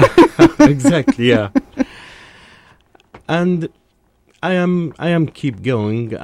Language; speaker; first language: English; non-native, learner; Arabic